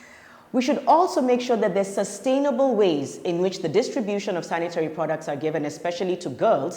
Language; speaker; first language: English; non-native, local second language; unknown